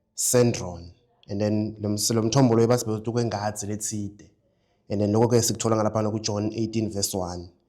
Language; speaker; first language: Zulu; non-native, local second language; Swati